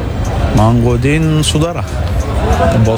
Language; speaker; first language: Indonesian; non-native, learner; Arabic